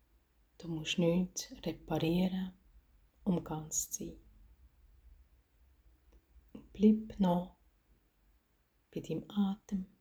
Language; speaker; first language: German; native; German